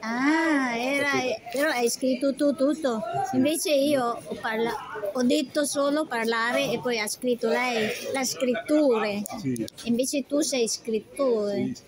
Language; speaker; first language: Italian; non-native, learner; Filipino